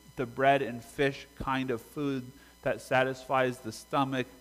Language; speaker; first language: English; native; English